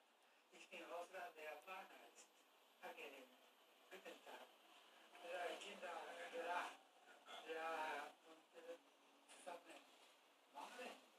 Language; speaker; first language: German; non-native, learner; Japanese